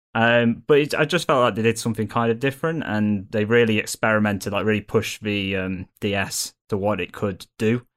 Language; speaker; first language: English; native; English